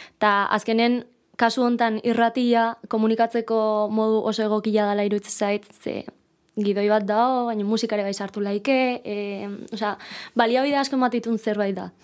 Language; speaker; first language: Basque; native; Basque